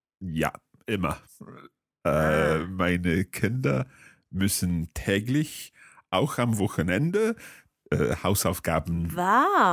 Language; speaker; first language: German; non-native, learner; English